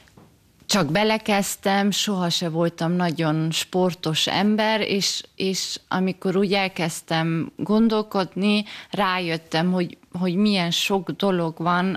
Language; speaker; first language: Hungarian; early bilingual, heritage; Hungarian